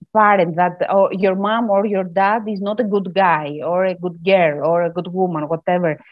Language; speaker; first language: English; non-native, fluent; Greek